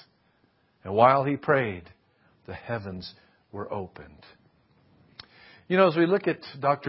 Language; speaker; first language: English; native; English